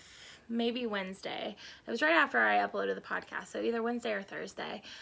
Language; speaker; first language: English; native; English